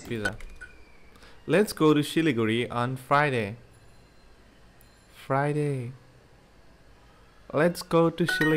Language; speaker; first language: English; non-native, learner; Bangla